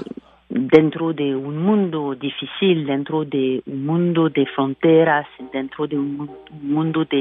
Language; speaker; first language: Spanish; non-native, fluent; French